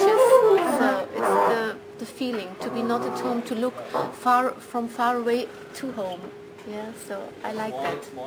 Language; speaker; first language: English; non-native, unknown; German